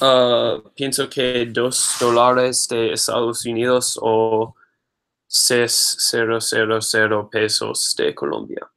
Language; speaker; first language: Spanish; non-native, learner; English